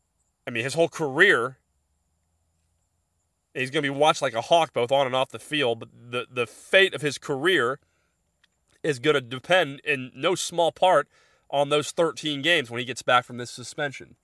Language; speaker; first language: English; native; English